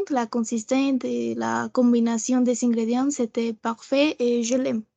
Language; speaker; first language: French; non-native, learner; Spanish